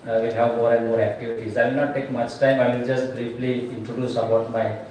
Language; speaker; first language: English; non-native, local second language; Marathi